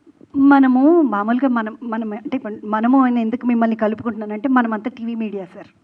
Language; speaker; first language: Telugu; native; Telugu